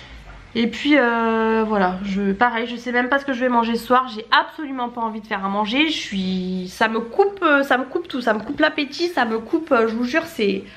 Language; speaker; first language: French; native; French